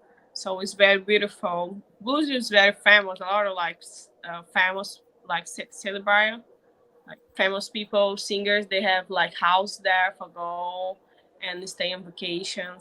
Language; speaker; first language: English; non-native, learner; Portuguese